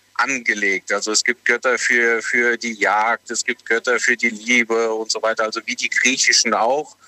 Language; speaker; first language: German; native; German